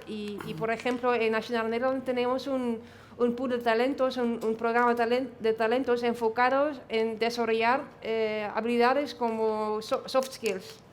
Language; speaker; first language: Spanish; non-native, fluent; Dutch